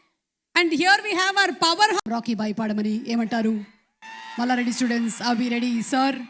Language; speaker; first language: Telugu; native; Telugu